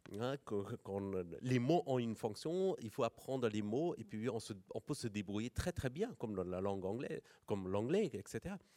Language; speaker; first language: French; non-native, fluent; Persian